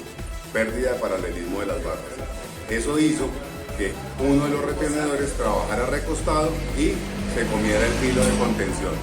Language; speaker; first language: Spanish; native; Spanish